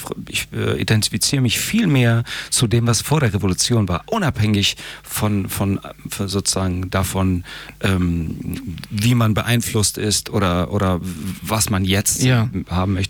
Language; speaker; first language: German; early bilingual, other home language; Persian